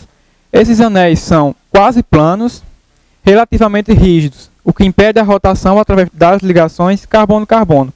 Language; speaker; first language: Portuguese; native; Portuguese